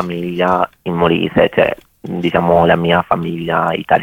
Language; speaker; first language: Italian; early bilingual, other home language; Bosnian